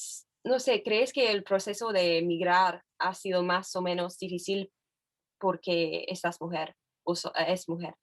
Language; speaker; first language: Spanish; non-native, fluent; English